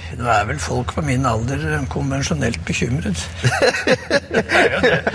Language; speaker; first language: Norwegian; native; Norwegian